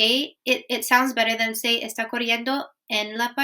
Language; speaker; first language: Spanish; non-native, fluent; English